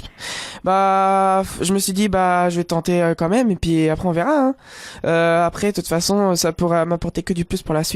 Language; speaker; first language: French; native; French